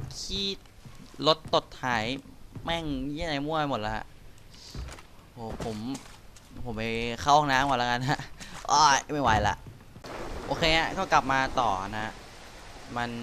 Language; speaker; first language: Thai; native; Thai